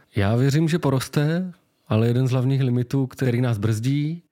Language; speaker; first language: Czech; native; Czech